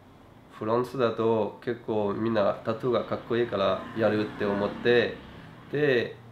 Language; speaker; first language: Japanese; non-native, learner; French